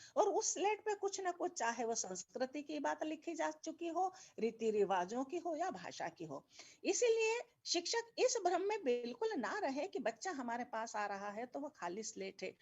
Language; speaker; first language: Hindi; native; Hindi